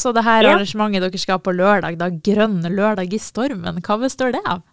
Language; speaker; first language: Norwegian; native; Norwegian